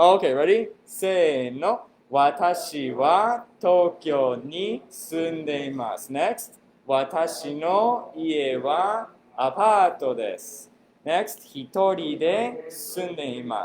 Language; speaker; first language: Japanese; non-native, fluent; English